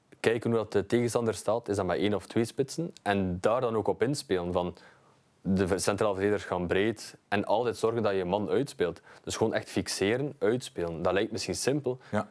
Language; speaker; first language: Dutch; native; Dutch